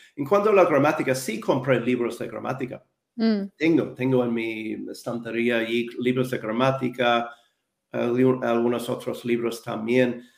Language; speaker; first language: Spanish; non-native, fluent; English